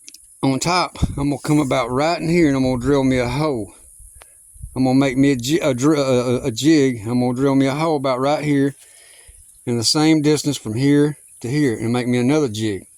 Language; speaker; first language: English; native; English